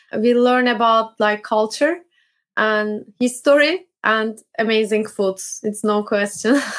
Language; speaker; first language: English; non-native, fluent; Turkish